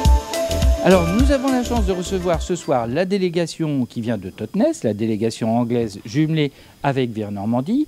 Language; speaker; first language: French; native; French